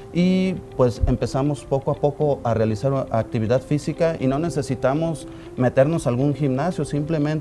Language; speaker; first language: Spanish; native; Spanish